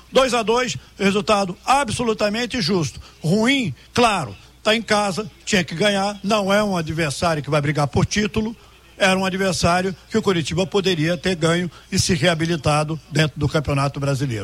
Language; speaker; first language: Portuguese; native; Portuguese